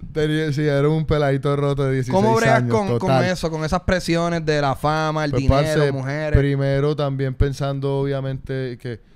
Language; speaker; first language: Spanish; native; Spanish